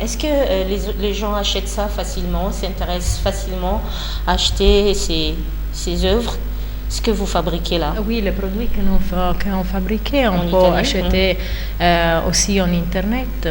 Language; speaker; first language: French; non-native, fluent; Italian